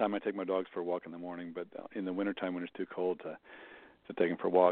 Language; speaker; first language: English; native; English